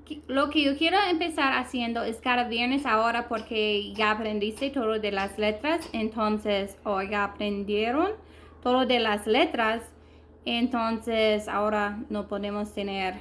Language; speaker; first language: Spanish; non-native, learner; English